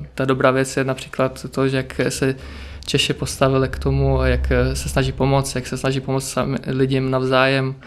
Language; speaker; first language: Czech; early bilingual, other home language; Ukrainian